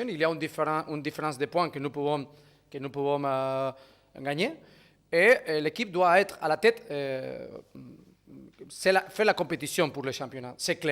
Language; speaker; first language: French; non-native, fluent; Spanish